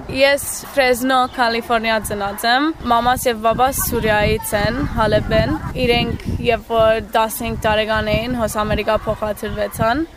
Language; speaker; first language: Armenian; early bilingual, heritage; Armenian